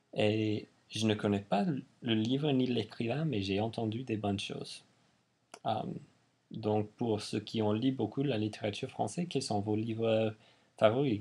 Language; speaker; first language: French; non-native, fluent; English